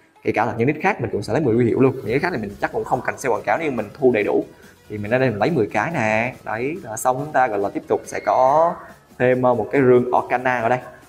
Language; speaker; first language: Vietnamese; native; Vietnamese